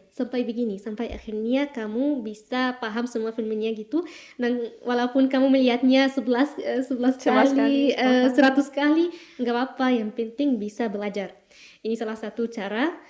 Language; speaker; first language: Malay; non-native, fluent; Arabic